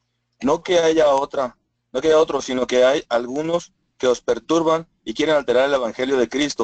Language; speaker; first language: Spanish; native; Spanish